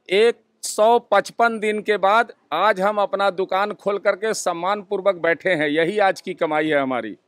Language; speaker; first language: Hindi; native; Hindi